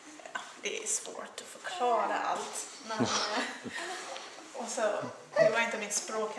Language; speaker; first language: Swedish; non-native, fluent; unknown